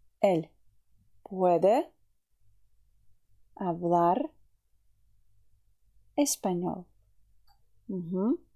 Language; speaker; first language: Spanish; non-native, fluent; Ukrainian